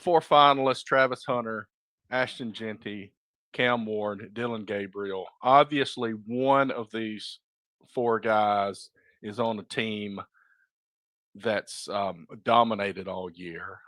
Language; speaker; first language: English; native; English